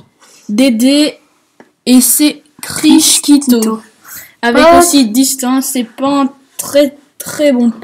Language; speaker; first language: French; native; French